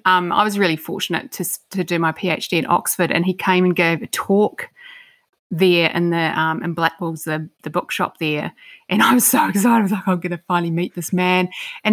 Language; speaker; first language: English; native; English